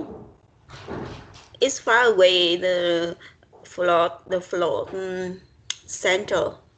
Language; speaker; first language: English; non-native, learner; Vietnamese